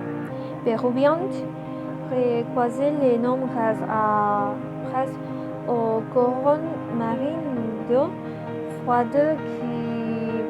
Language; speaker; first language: French; non-native, learner; Spanish